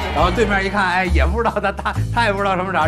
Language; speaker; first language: Chinese; native; Chinese